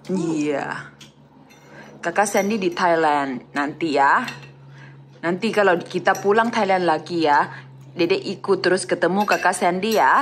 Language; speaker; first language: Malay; non-native, fluent; Thai